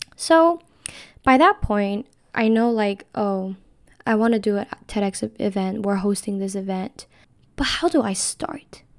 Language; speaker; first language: English; non-native, fluent; Chinese